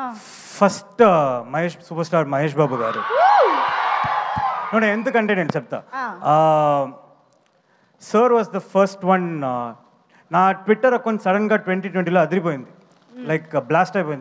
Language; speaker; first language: Telugu; non-native, learner; Tamil